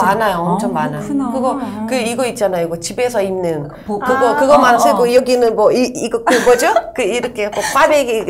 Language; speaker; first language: Korean; non-native, fluent; Russian